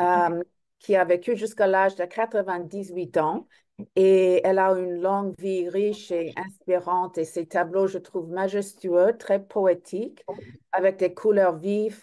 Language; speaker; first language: French; non-native, fluent; English